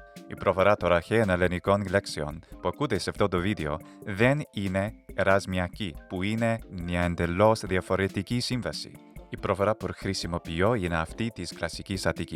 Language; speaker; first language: Greek; non-native, fluent; English